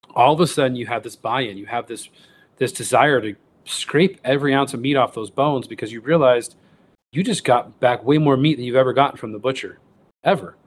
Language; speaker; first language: English; native; English